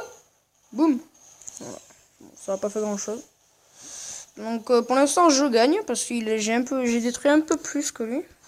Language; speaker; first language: French; native; French